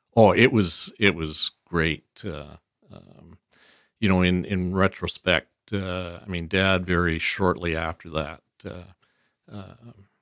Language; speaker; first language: English; native; English